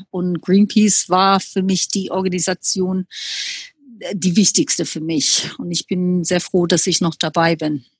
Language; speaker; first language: German; non-native, fluent; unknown